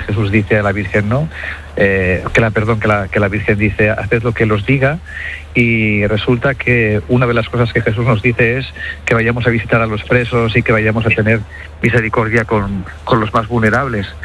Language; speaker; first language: Spanish; native; Spanish